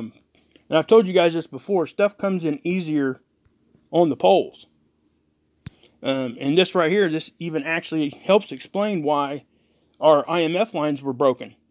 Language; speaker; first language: English; native; English